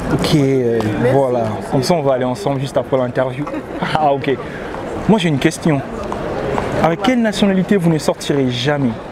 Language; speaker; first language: French; native; French